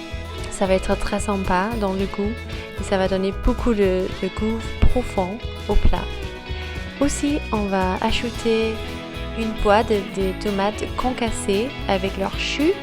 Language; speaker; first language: French; non-native, fluent; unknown